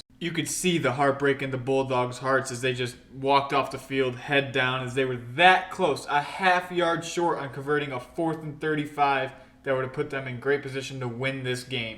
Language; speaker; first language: English; native; English